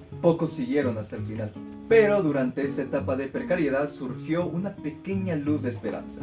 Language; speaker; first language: Spanish; native; Spanish